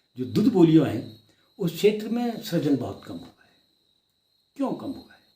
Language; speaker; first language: Hindi; non-native, local second language; Garhwali